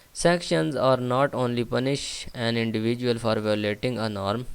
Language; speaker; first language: English; non-native, local second language; Punjabi